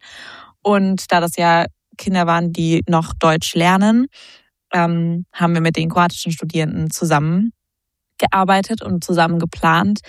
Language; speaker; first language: German; native; German